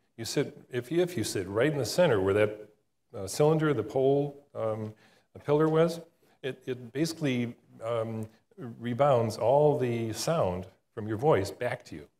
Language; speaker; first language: English; native; English